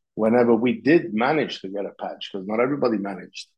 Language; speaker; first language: English; non-native, fluent; Italian